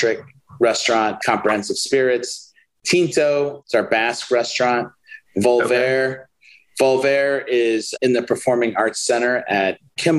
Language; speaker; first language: English; native; English